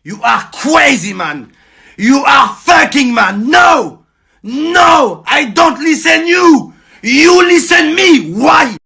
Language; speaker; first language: English; non-native, learner; French